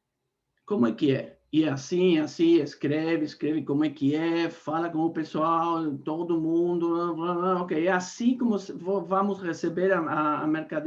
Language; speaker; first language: Portuguese; non-native, fluent; Spanish